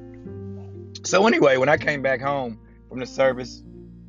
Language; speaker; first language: English; native; English